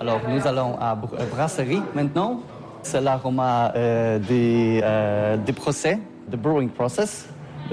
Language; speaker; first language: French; non-native, learner; Polish